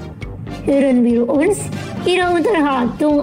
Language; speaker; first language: German; non-native, fluent; Indonesian